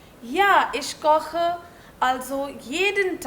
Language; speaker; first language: German; non-native, learner; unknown